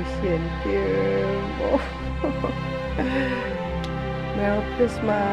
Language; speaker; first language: English; non-native, learner; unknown